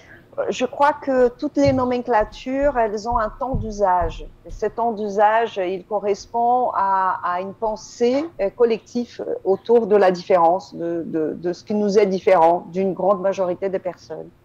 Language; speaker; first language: French; non-native, fluent; Portuguese